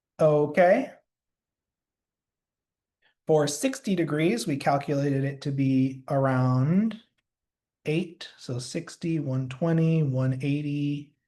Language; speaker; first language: English; native; English